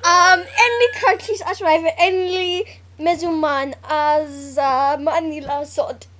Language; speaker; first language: Hebrew; non-native, learner; English